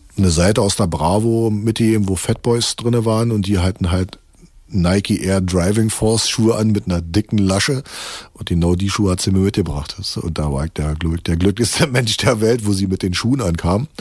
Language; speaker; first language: German; native; German